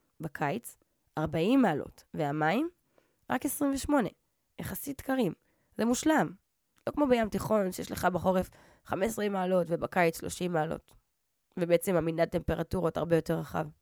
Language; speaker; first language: Hebrew; native; Hebrew